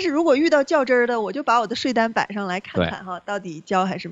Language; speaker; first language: Chinese; native; Chinese